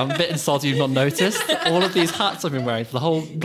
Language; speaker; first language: English; native; English